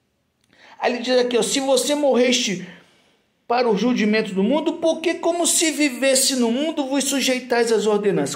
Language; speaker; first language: Portuguese; native; Portuguese